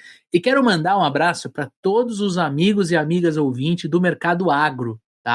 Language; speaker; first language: Portuguese; native; Portuguese